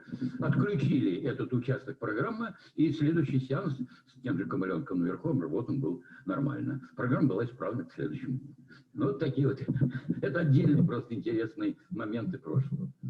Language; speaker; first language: Russian; native; Russian